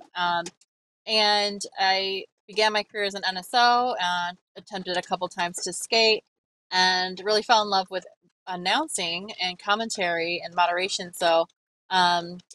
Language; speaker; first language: English; native; English